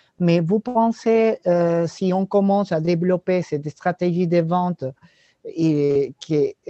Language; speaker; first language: French; non-native, learner; Spanish